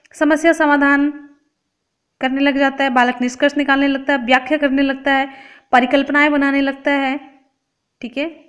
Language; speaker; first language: Hindi; native; Hindi